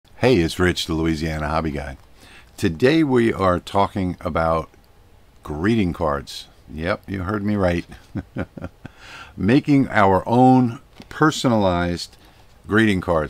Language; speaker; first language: English; native; English